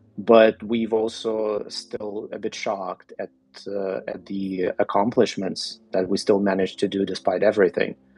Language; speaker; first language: English; non-native, fluent; Ukrainian